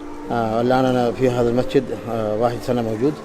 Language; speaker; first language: Arabic; non-native, learner; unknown